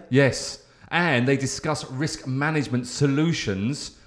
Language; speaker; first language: English; native; English